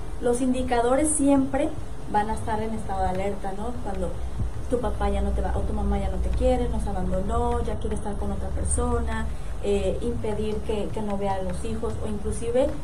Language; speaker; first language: Spanish; native; Spanish